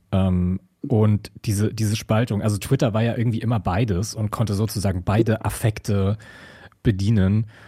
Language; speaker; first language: German; early bilingual, other home language; Arabic